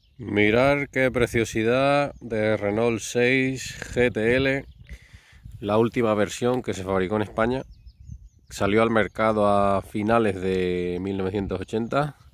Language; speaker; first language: Spanish; native; Spanish